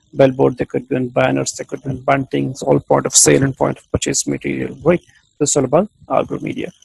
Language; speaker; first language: English; non-native, local second language; Urdu